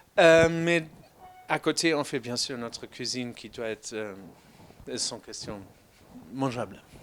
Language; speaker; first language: French; non-native, fluent; German